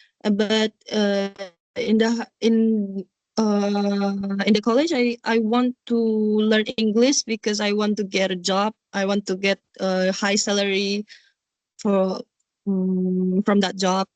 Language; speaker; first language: English; non-native, learner; Indonesian